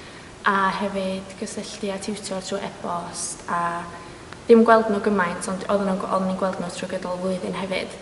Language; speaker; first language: Welsh; native; Welsh